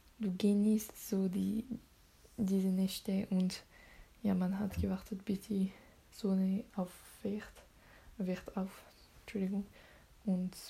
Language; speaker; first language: German; non-native, learner; French